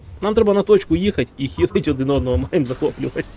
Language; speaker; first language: Ukrainian; native; Ukrainian